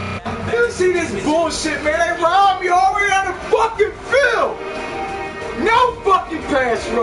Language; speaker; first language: English; native; English